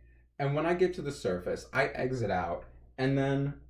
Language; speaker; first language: English; native; English